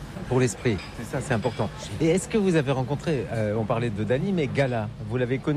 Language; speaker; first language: French; native; French